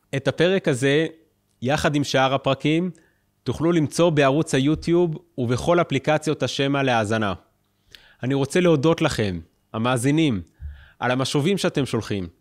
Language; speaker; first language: Hebrew; native; Hebrew